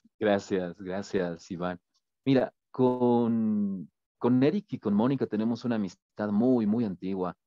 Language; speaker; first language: Spanish; native; Spanish